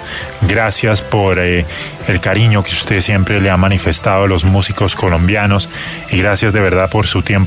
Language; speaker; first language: Spanish; native; Spanish